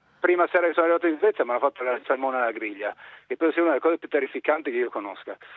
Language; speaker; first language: Italian; native; Italian